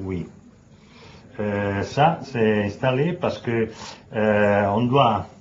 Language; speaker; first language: French; non-native, learner; Italian